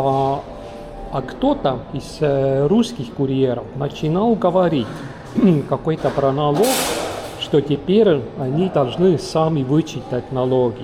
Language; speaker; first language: Russian; non-native, local second language; Estonian